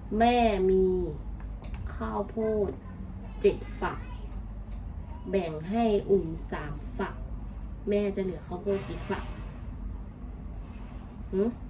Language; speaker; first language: Thai; native; Thai